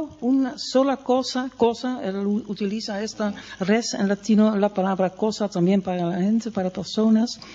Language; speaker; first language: Spanish; non-native, fluent; Dutch